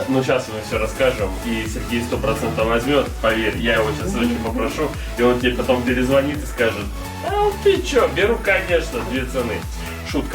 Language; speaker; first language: Russian; native; Russian